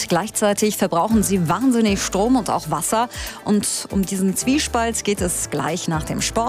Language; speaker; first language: German; native; German